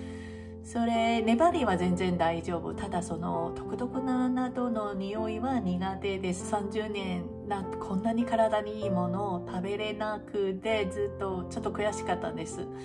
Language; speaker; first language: Japanese; non-native, fluent; Chinese